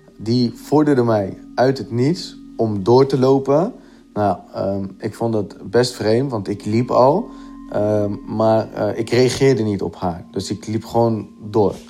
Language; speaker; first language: Dutch; early bilingual, other home language; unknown